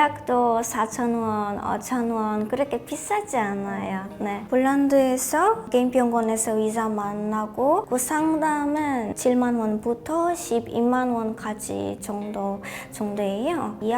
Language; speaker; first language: Korean; non-native, learner; Polish